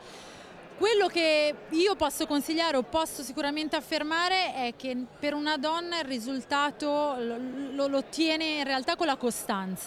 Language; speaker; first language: Italian; native; Italian